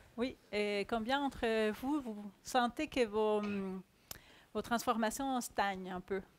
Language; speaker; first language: French; non-native, fluent; Spanish